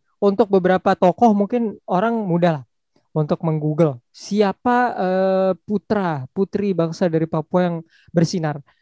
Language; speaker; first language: Indonesian; native; Indonesian